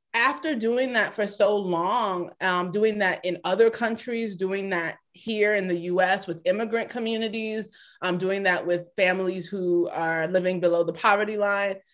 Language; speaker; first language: English; early bilingual, other home language; Yoruba